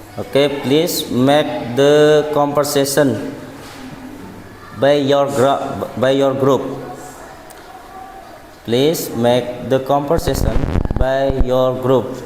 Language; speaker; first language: English; non-native, local second language; Indonesian